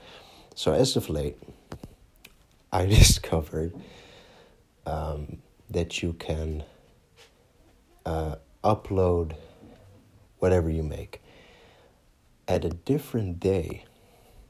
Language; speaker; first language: English; non-native, fluent; Dutch